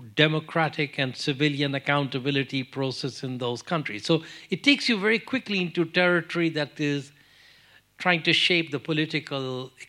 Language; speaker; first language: English; non-native, local second language; Urdu